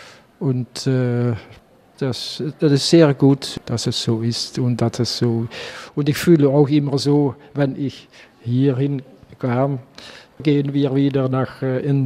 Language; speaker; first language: German; non-native, learner; Dutch